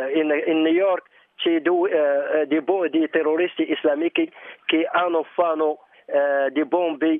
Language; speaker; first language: Italian; non-native, learner; Arabic